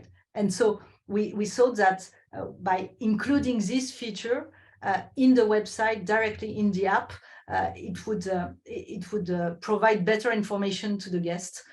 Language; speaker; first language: English; non-native, fluent; French